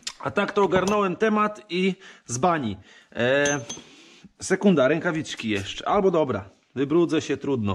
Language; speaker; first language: Polish; native; Polish